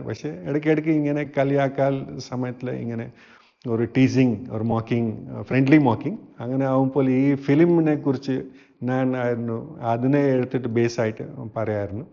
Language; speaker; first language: Malayalam; non-native, fluent; Hindi